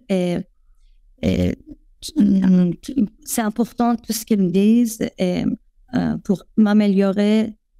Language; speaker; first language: French; non-native, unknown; Persian